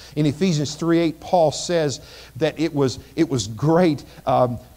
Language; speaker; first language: English; native; English